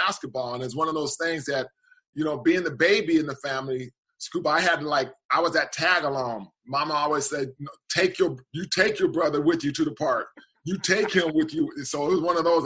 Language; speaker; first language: English; native; English